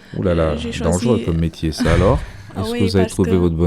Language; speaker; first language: French; native; French